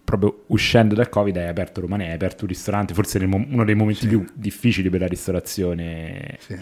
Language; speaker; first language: Italian; native; Italian